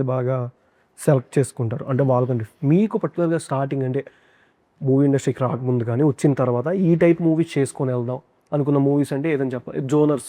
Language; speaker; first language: Telugu; native; Telugu